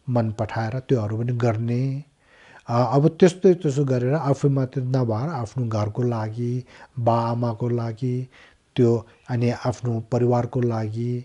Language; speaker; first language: Nepali; non-native, local second language; Tibetan